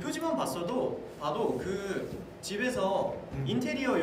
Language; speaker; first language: Korean; native; Korean